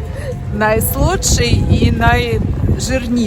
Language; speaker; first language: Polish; non-native, learner; Russian